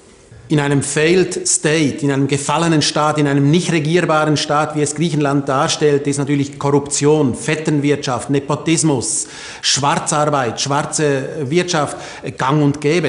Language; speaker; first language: German; native; German